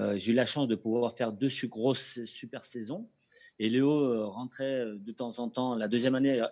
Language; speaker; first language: French; native; French